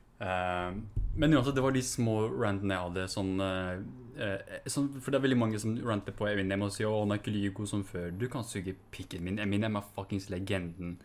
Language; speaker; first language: Norwegian; early bilingual, other home language; Arabic